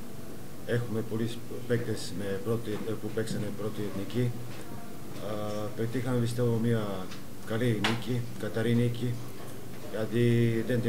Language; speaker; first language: Greek; non-native, fluent; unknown